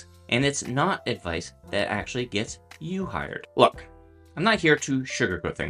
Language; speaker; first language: English; native; English